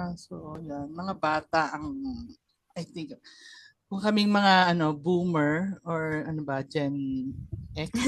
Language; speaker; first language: Filipino; non-native, local second language; Iloko